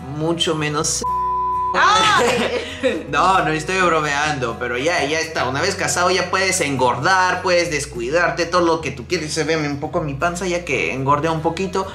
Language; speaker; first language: Spanish; non-native, fluent; French